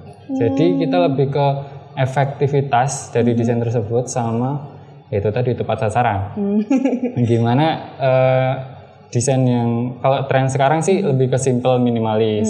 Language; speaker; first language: Indonesian; native; Indonesian